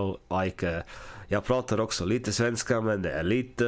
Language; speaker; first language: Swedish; non-native, learner; English